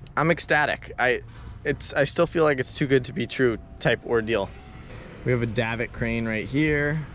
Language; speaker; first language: English; native; English